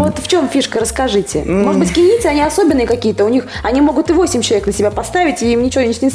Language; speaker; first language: Russian; native; Russian